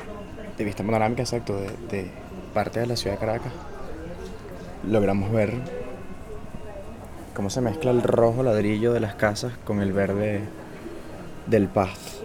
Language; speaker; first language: Spanish; native; Spanish